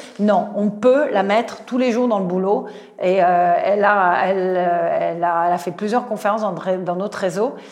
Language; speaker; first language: French; non-native, fluent; Italian